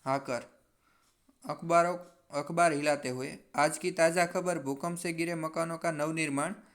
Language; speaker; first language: Hindi; non-native, local second language; Gujarati